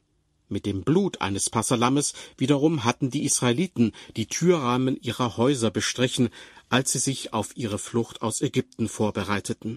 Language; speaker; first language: German; native; German